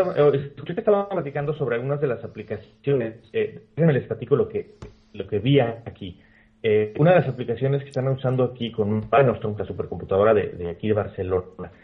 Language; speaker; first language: Spanish; native; Spanish